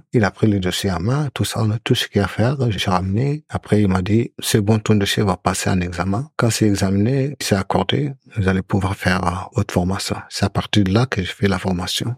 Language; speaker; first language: French; non-native, local second language; Soninke